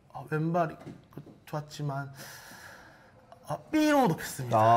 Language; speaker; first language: Korean; native; Korean